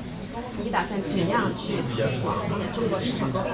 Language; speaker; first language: Chinese; native; Chinese